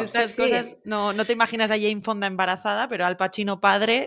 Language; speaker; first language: Spanish; native; Spanish